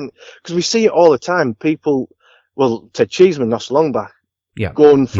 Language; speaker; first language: English; native; English